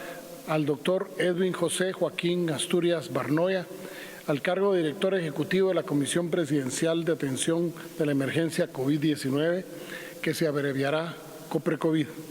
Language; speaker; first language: Spanish; native; Spanish